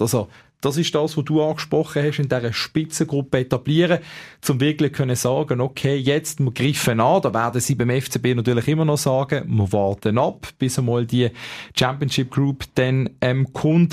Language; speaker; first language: German; native; German